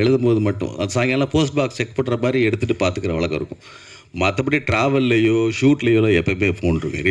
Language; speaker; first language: Tamil; native; Tamil